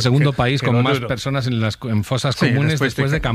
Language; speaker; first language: Spanish; native; Spanish